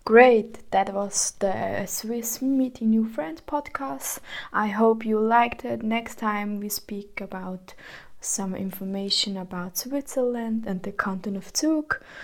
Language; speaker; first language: English; non-native, fluent; German